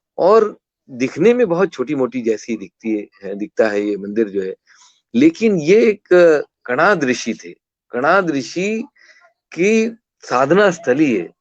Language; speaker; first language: Hindi; non-native, local second language; Kannada